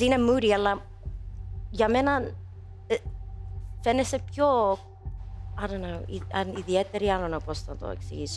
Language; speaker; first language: Greek; early bilingual, heritage; English